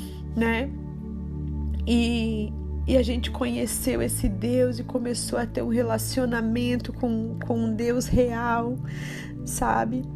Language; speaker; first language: Portuguese; native; Portuguese